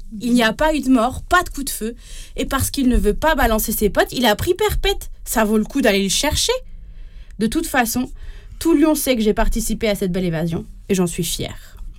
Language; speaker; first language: French; native; French